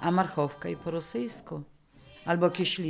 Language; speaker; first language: Polish; non-native, local second language; Russian